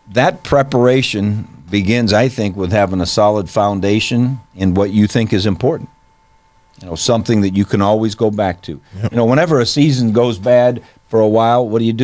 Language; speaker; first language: English; native; English